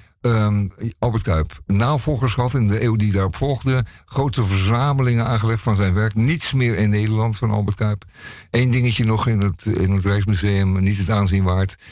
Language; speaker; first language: Dutch; native; Dutch